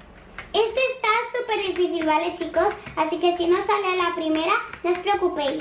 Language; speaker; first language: Spanish; native; Spanish